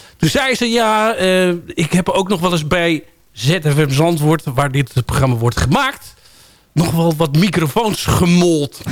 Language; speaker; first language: Dutch; native; Dutch